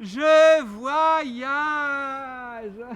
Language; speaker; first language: French; non-native, learner; Armenian